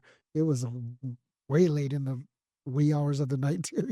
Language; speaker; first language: English; native; English